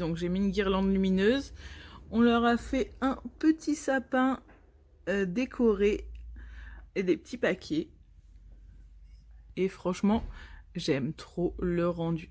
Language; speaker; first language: French; native; French